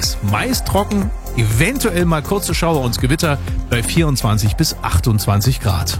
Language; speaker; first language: German; native; German